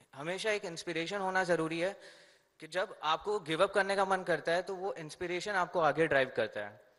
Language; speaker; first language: Hindi; native; Hindi